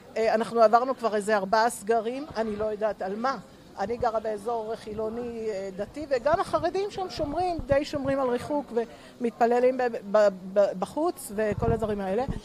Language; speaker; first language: Hebrew; early bilingual, other home language; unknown